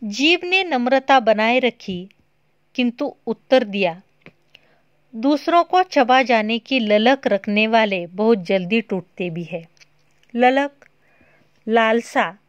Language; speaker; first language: Hindi; non-native, local second language; Marathi